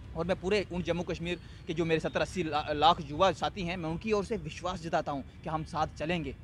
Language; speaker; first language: Hindi; native; Hindi